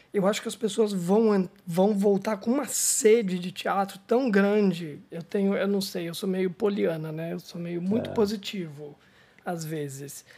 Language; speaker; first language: Portuguese; native; Portuguese